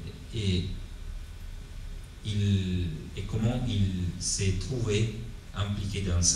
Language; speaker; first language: French; non-native, fluent; Italian